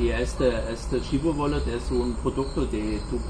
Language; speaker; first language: Spanish; non-native, learner; German